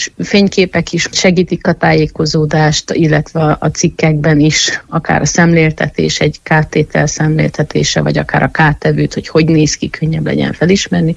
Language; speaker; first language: Hungarian; native; Hungarian